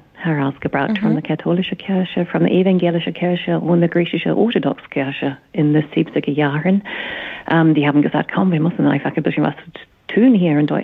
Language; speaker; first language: German; non-native, fluent; English